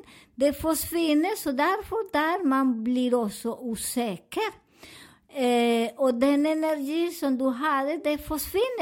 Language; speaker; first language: Swedish; non-native, learner; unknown